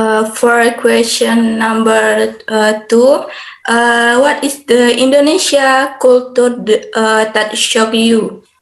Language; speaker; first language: English; non-native, learner; Indonesian